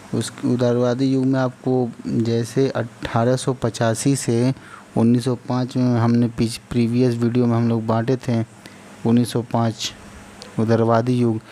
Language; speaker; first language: Hindi; native; Hindi